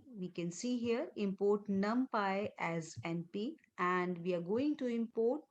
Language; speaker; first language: English; non-native, local second language; Hindi